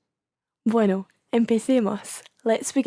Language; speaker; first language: Spanish; non-native, learner; English